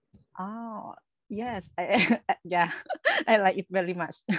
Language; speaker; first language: English; non-native, learner; Thai